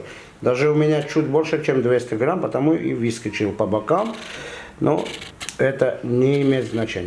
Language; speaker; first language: Russian; non-native, fluent; Armenian